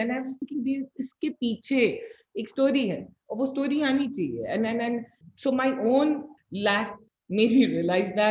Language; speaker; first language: English; non-native, local second language; Hindi